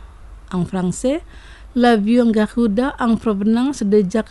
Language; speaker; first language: French; non-native, fluent; Indonesian